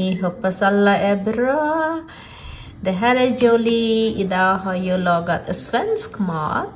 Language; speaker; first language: Swedish; non-native, fluent; Bangla